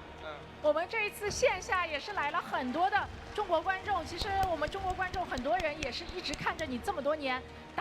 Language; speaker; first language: Chinese; native; Chinese